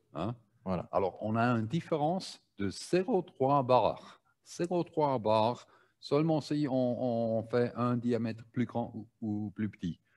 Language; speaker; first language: French; non-native, learner; German